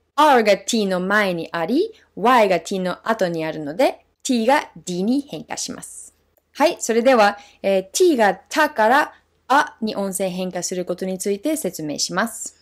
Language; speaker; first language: Japanese; non-native, fluent; English